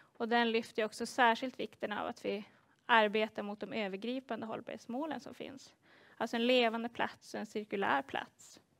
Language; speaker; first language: Swedish; native; Swedish